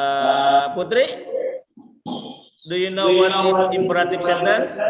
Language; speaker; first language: English; non-native, fluent; Indonesian